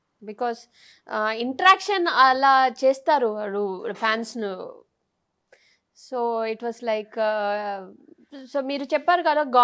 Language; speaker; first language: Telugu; non-native, learner; Tamil